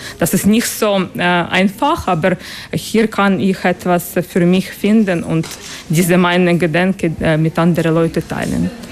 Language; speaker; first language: German; non-native, learner; Russian